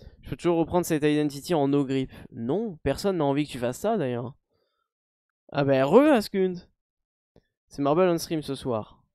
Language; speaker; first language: French; native; French